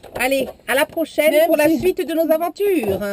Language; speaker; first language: French; native; French